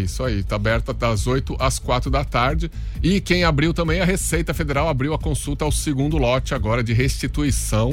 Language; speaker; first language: Portuguese; native; Portuguese